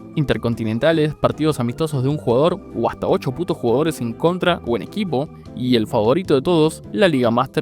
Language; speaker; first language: Spanish; native; Spanish